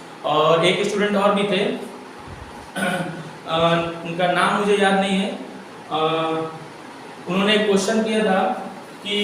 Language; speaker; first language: Hindi; native; Hindi